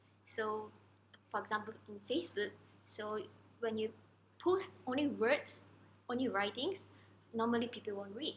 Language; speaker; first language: English; non-native, fluent; Japanese